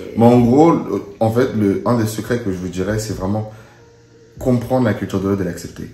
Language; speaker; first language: French; early bilingual, other home language; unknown